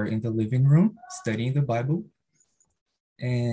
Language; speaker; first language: English; non-native, fluent; Portuguese